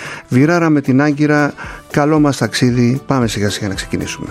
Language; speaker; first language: Greek; native; Greek